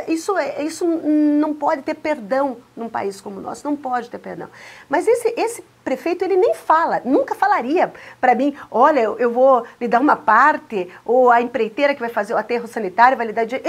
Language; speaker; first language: Portuguese; native; Portuguese